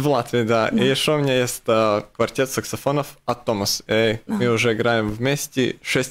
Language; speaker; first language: Russian; non-native, local second language; Latvian